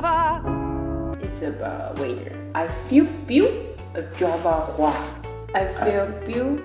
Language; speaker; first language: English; non-native, fluent; Chinese